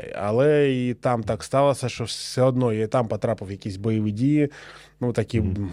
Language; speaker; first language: Ukrainian; non-native, local second language; Russian